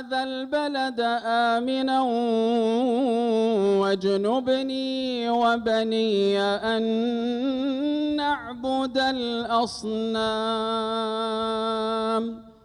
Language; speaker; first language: Arabic; native; Arabic